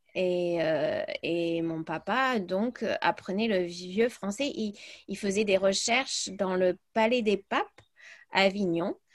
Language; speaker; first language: French; early bilingual, other home language; English